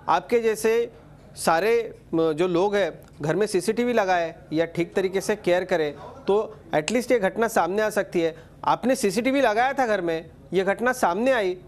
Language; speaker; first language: Hindi; non-native, local second language; Marathi